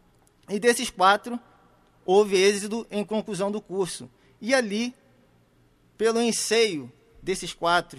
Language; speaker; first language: Portuguese; native; Portuguese